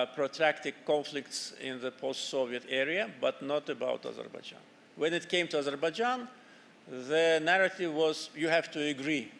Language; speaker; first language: English; non-native, fluent; Azerbaijani